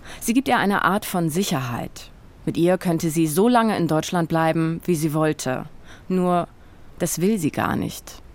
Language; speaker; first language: German; native; German